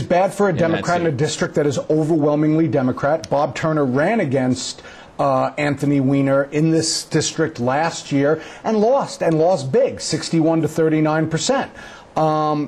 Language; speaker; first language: English; native; English